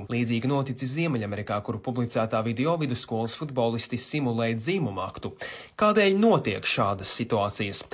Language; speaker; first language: Latvian; non-native, local second language; Russian